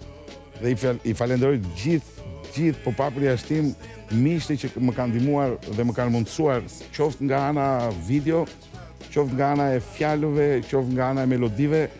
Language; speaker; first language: Albanian; native; Albanian